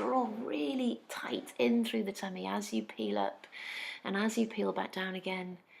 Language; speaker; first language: English; native; English